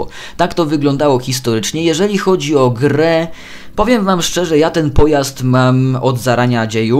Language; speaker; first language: Polish; native; Polish